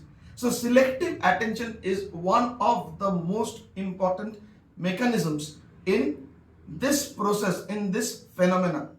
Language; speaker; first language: English; non-native, local second language; Bangla